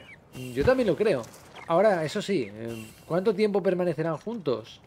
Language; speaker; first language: Spanish; native; Spanish